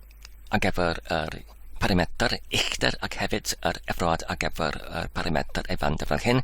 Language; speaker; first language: Welsh; non-native, learner; English